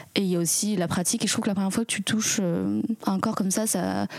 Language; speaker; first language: French; early bilingual, other home language; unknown